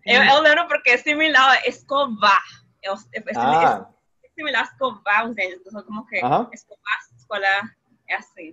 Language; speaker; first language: Portuguese; non-native, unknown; Spanish